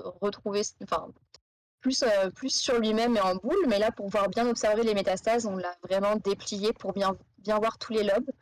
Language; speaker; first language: French; native; French